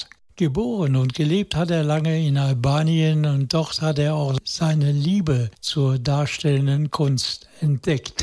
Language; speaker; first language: German; native; German